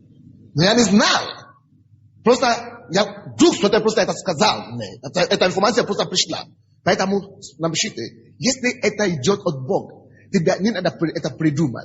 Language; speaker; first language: Russian; non-native, fluent; Yoruba